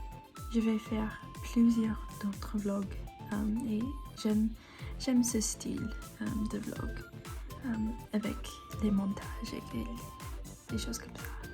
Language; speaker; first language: French; non-native, learner; English